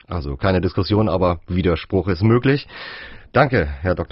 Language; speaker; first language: German; native; German